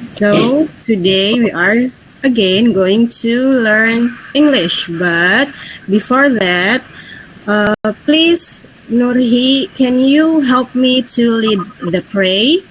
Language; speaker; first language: English; non-native, fluent; Indonesian